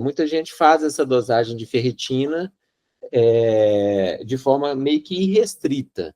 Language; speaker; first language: Portuguese; native; Portuguese